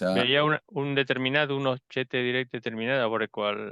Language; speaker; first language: Catalan; non-native, local second language; Spanish